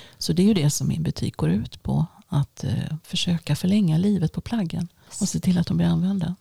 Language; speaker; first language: Swedish; early bilingual, other home language; Finnish